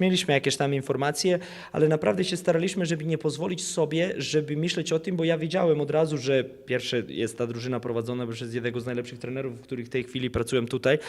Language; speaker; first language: Polish; non-native, fluent; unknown